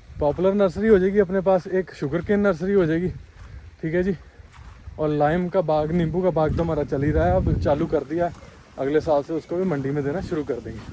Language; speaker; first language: Hindi; non-native, local second language; Punjabi